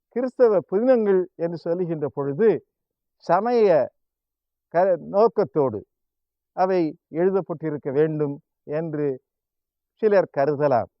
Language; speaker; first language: Tamil; native; Tamil